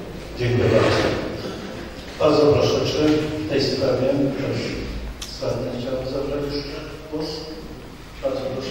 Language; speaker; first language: Polish; native; Polish